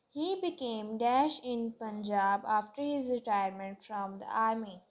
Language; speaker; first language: English; non-native, local second language; Punjabi